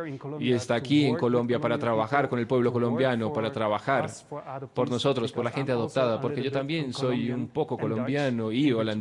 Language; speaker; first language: Spanish; non-native, fluent; Dutch